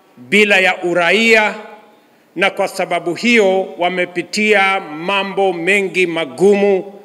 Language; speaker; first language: Swahili; non-native, local second language; Kalenjin